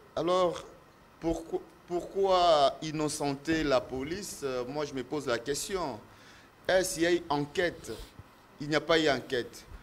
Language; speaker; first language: French; native; French